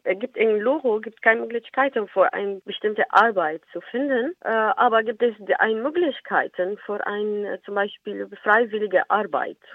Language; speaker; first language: German; non-native, learner; Arabic